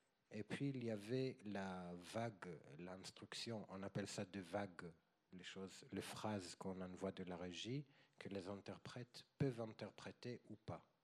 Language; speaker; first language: French; non-native, fluent; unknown